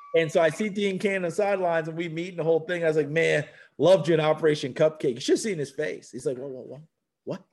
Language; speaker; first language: English; native; English